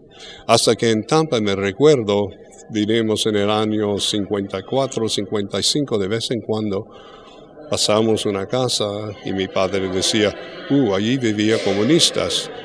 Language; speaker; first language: Spanish; early bilingual, heritage; English